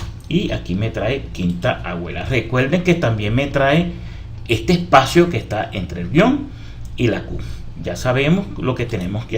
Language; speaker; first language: Spanish; native; Spanish